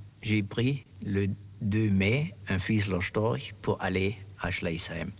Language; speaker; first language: French; non-native, fluent; German